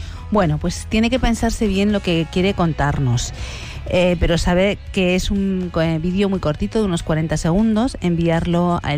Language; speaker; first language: Spanish; native; Spanish